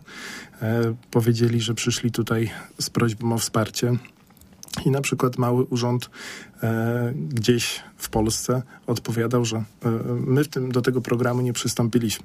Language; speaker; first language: Polish; native; Polish